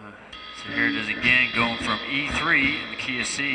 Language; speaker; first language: English; native; English